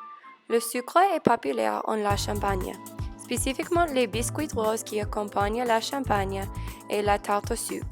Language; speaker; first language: French; non-native, learner; English